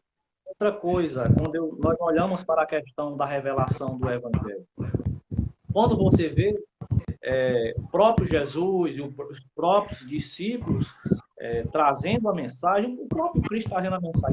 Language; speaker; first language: Portuguese; native; Portuguese